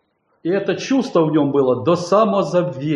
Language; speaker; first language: Polish; non-native, learner; Russian